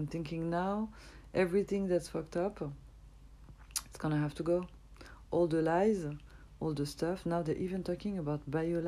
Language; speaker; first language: English; non-native, fluent; French